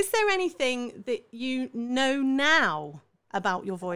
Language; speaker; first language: English; native; English